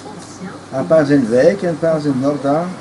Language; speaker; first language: German; non-native, learner; French